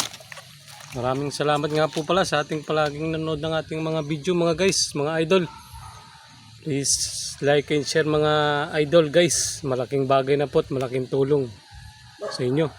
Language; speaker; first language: Filipino; native; Filipino